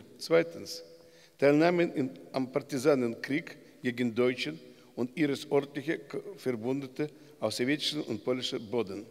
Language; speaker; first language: German; non-native, learner; Russian